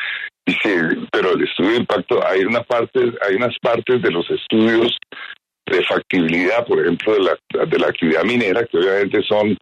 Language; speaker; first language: Spanish; native; Spanish